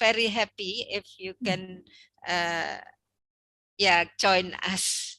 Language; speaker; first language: English; non-native, learner; Indonesian